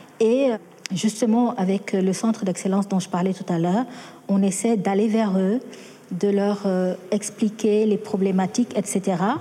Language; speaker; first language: French; non-native, local second language; Wolof